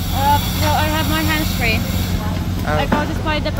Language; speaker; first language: English; non-native, learner; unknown